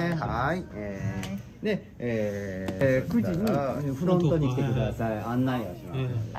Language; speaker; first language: Japanese; native; Japanese